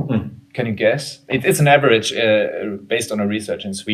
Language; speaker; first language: English; non-native, fluent; German